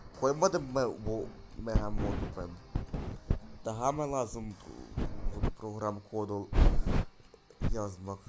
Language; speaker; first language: Turkish; non-native, learner; Russian